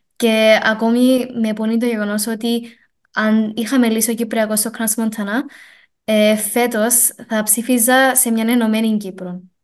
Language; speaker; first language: Greek; native; Greek